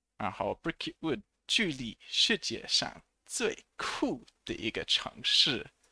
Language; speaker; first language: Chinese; non-native, fluent; English